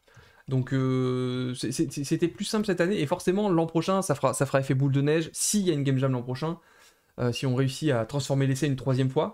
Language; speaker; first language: French; native; French